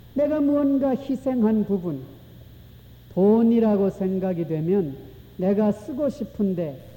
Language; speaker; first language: Korean; native; Korean